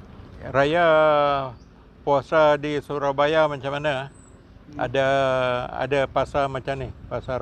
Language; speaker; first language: Malay; native; Malay